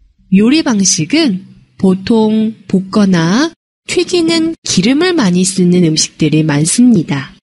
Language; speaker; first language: Korean; non-native, fluent; Chinese